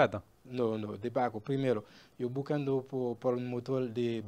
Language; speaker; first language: Spanish; non-native, learner; Haitian Creole